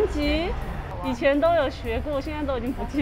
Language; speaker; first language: Chinese; native; Chinese